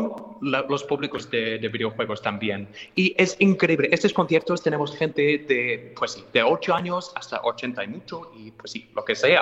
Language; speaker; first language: Spanish; non-native, fluent; English